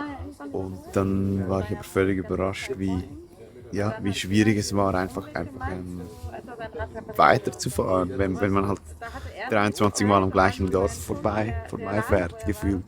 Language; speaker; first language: German; native; German